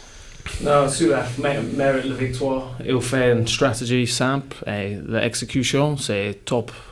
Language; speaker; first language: French; non-native, learner; English